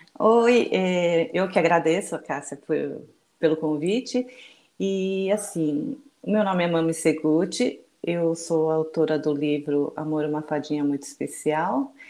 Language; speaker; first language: Portuguese; early bilingual, other home language; Japanese